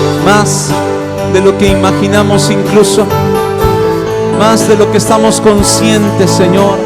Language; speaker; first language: Spanish; native; Spanish